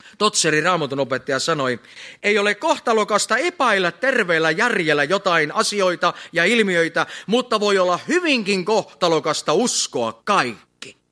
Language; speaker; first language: Finnish; native; Finnish